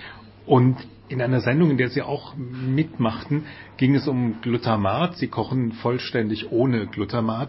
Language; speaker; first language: German; native; German